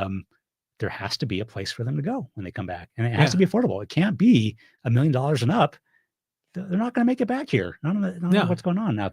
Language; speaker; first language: English; native; English